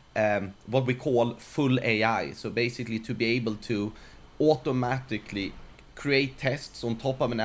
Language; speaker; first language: English; non-native, fluent; Swedish